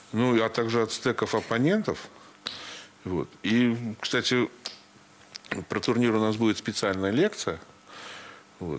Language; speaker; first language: Russian; native; Russian